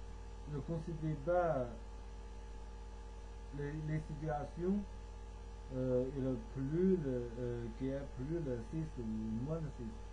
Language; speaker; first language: French; non-native, learner; Chinese